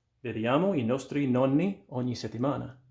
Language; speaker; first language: Italian; non-native, fluent; English